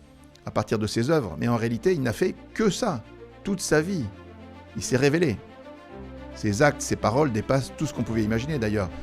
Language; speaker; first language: French; native; French